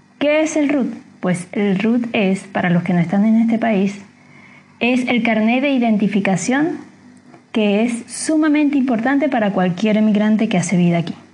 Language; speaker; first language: Spanish; native; Spanish